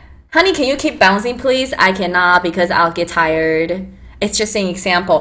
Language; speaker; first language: English; early bilingual, other home language; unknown